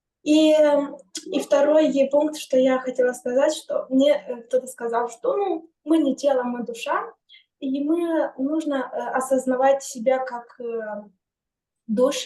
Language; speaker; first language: Russian; non-native, fluent; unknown